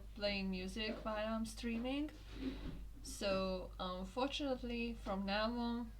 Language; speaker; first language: English; non-native, fluent; Hungarian